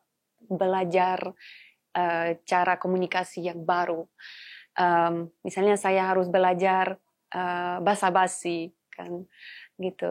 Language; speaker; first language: Indonesian; non-native, fluent; Polish